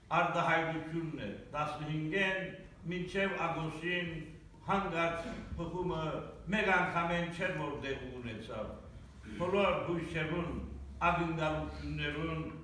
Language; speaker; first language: Armenian; early bilingual, heritage; Armenian